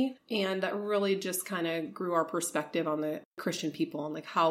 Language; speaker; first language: English; native; English